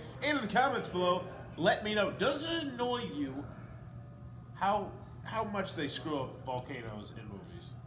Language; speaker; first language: English; native; English